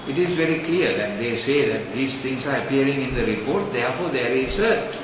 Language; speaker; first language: English; non-native, local second language; Sinhala